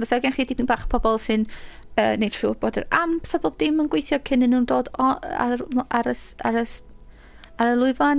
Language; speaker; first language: Welsh; native; Welsh